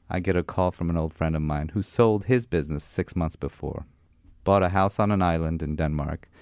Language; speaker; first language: English; non-native, fluent; Armenian